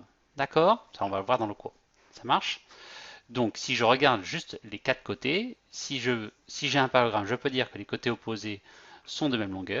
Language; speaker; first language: French; native; French